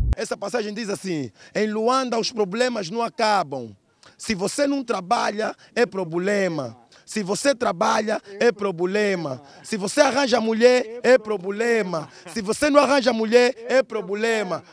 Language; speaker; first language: Portuguese; non-native, local second language; Kongo